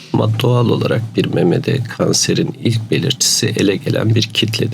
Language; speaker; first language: Turkish; native; Turkish